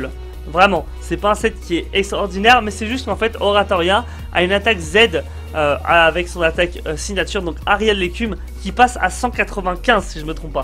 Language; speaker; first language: French; native; French